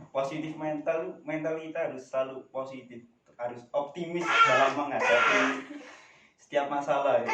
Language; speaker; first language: Indonesian; native; Indonesian